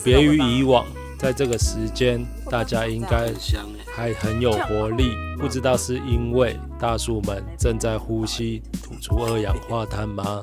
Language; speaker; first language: Chinese; native; Chinese